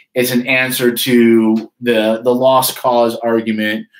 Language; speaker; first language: English; native; English